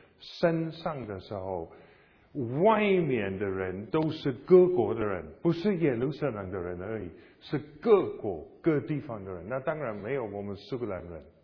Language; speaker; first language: Chinese; non-native, fluent; English